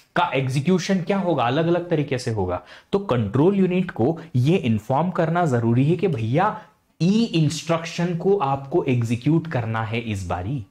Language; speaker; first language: Hindi; native; Hindi